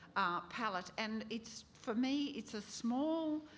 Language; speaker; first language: English; native; English